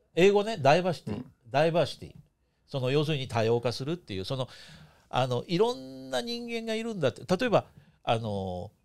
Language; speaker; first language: Japanese; native; Japanese